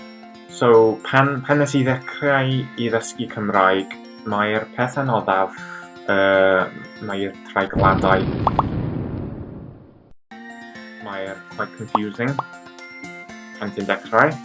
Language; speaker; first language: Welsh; non-native, learner; English